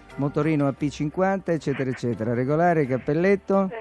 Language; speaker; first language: Italian; native; Italian